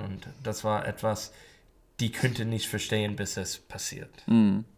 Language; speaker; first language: German; non-native, learner; English